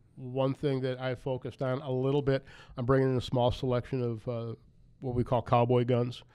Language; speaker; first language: English; native; English